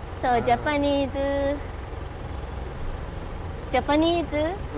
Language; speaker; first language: English; non-native, learner; Japanese